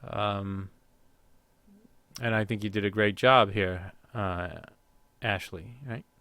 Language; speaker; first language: English; native; English